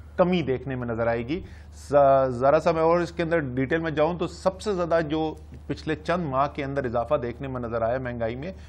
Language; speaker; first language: Urdu; native; Urdu